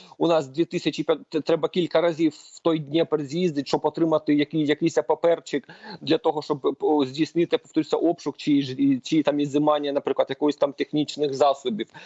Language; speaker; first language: Ukrainian; non-native, local second language; Russian